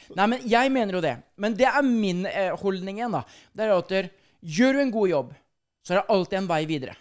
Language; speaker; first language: Norwegian; native; Norwegian